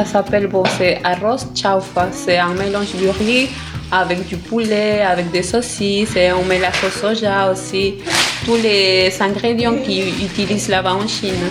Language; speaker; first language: French; non-native, fluent; Spanish